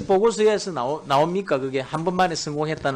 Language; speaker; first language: Korean; native; Korean